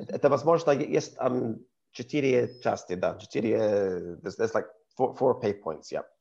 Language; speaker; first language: Russian; non-native, learner; English